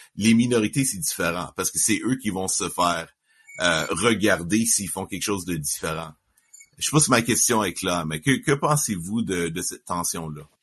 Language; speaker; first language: French; native; French